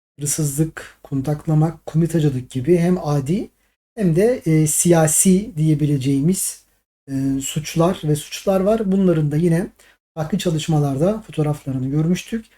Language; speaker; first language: Turkish; native; Turkish